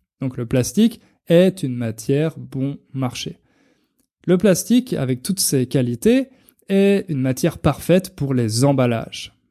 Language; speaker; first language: French; native; French